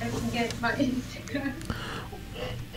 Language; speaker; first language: English; non-native, learner; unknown